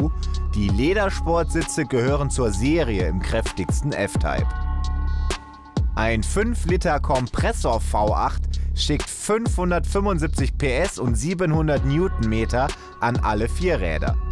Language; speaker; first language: German; native; German